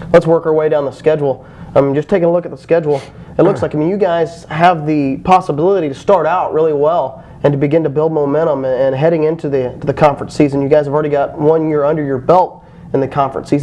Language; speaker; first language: English; native; English